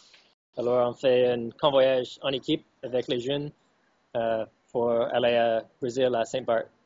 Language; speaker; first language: French; non-native, fluent; English